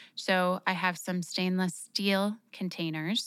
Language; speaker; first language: English; native; English